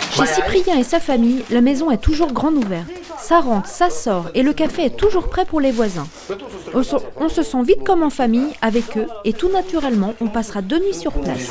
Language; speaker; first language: French; native; French